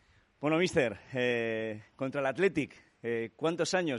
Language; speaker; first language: Spanish; native; Spanish